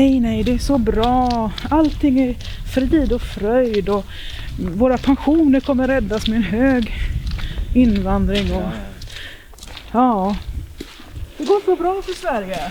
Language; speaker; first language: Swedish; non-native, fluent; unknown